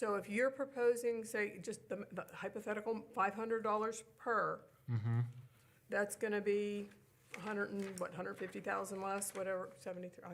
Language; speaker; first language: English; native; English